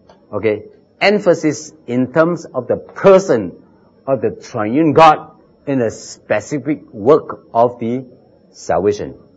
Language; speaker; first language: English; non-native, local second language; Chinese